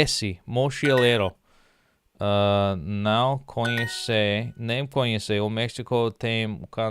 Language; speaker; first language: Portuguese; non-native, learner; English